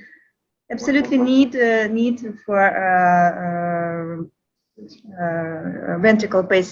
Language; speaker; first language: English; non-native, learner; Russian